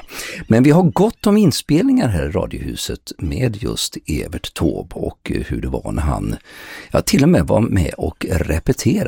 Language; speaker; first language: Swedish; native; Swedish